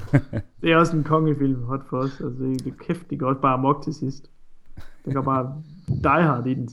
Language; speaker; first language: Danish; native; Danish